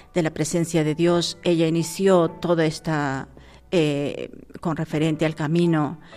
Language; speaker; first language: Spanish; native; Spanish